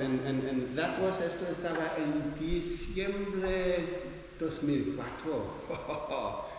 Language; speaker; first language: Spanish; non-native, learner; Dutch